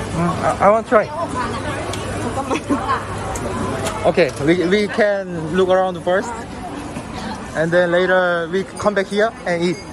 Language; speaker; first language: English; non-native, learner; Korean